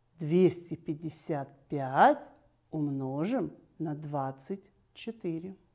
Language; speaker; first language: Russian; native; Russian